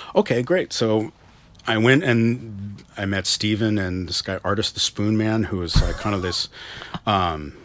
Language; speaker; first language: English; native; English